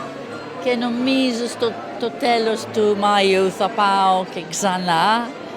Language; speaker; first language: Greek; non-native, learner; English